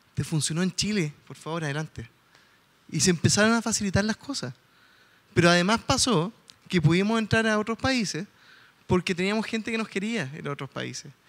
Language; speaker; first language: Spanish; native; Spanish